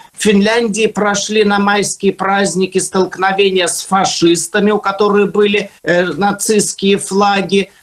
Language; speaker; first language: Russian; non-native, fluent; Finnish